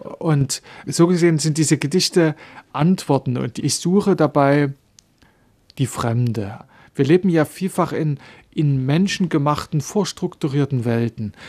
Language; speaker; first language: German; native; German